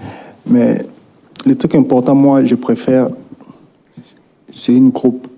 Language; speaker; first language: French; non-native, local second language; Lingala